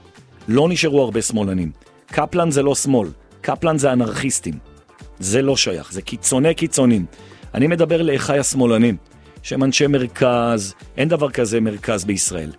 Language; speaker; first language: Hebrew; native; Hebrew